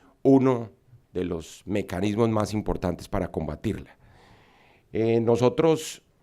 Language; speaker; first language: Spanish; native; Spanish